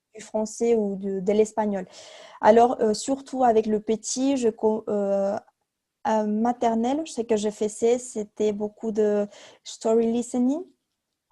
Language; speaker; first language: French; non-native, fluent; Spanish